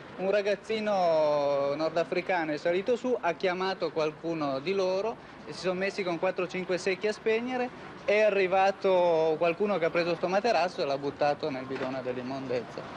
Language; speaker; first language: Italian; native; Italian